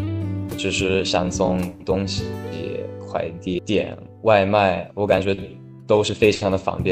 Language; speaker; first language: Chinese; non-native, fluent; English